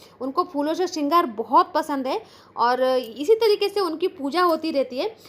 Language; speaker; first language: Hindi; non-native, local second language; Bangla